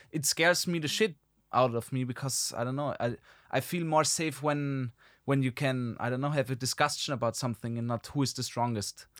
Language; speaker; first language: English; non-native, fluent; German